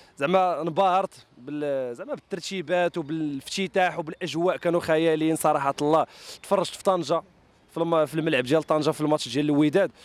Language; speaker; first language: Arabic; native; Arabic